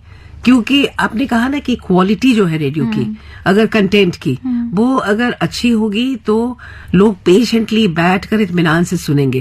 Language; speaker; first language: Hindi; native; Hindi